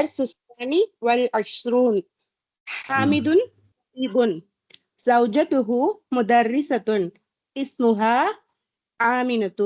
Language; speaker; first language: Arabic; non-native, learner; Tamil